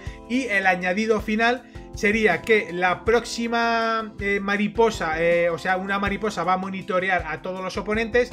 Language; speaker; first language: Spanish; native; Spanish